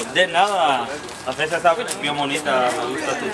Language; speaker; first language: Spanish; non-native, learner; English